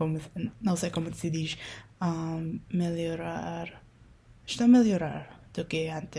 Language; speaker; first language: Portuguese; non-native, learner; Min Nan Chinese